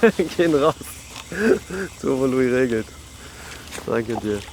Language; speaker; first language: German; native; German